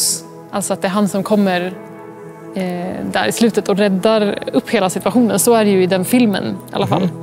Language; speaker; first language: Swedish; native; Swedish